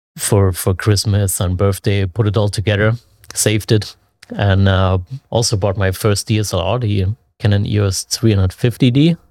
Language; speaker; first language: English; non-native, fluent; German